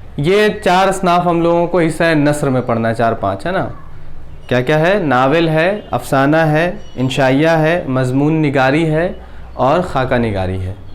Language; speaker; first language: Urdu; native; Urdu